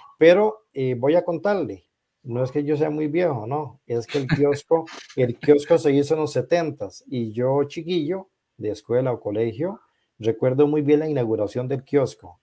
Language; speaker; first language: Spanish; native; Spanish